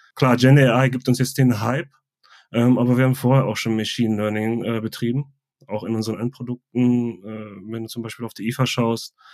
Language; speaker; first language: German; native; German